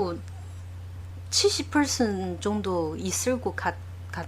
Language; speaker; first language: Korean; non-native, learner; Chinese